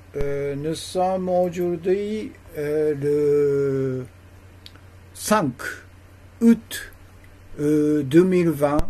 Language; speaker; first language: French; non-native, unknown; Japanese